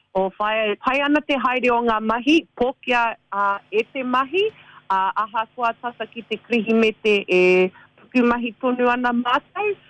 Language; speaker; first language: Māori; non-native, local second language; English